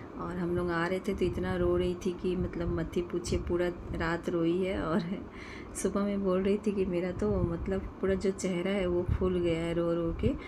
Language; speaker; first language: Hindi; native; Hindi